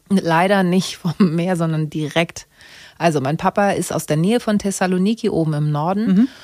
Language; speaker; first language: German; native; German